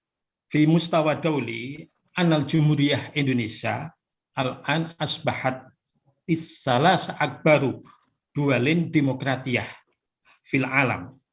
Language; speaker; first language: Arabic; non-native, fluent; Indonesian